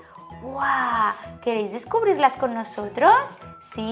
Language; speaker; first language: Spanish; native; Spanish